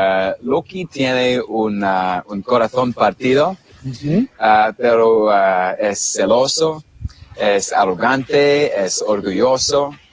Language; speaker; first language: Spanish; non-native, learner; English